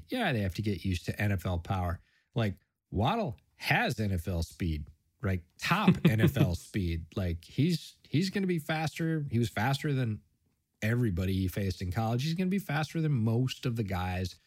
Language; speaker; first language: English; native; English